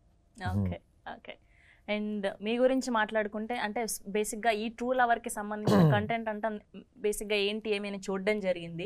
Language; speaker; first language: Telugu; native; Telugu